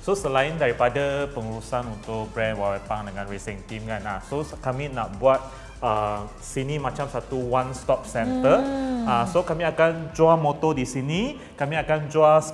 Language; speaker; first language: Malay; native; Malay